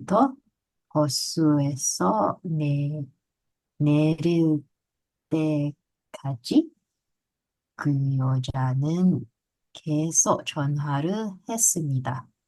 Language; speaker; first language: Korean; non-native, learner; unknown